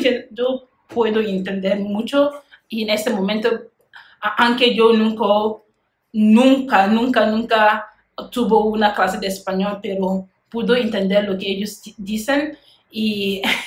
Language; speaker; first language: Spanish; non-native, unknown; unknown